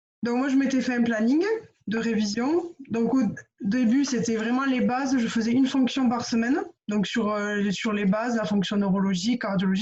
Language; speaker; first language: French; native; French